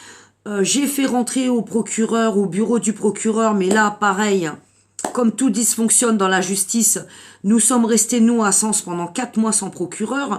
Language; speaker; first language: French; native; French